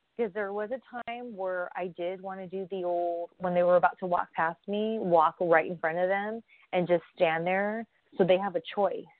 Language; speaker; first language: English; native; English